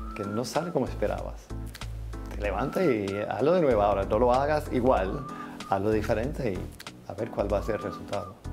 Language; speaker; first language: Spanish; non-native, fluent; English